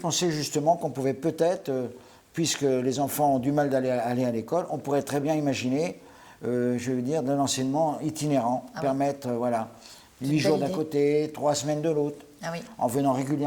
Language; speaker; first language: French; native; French